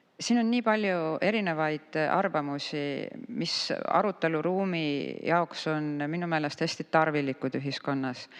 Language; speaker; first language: Estonian; native; Estonian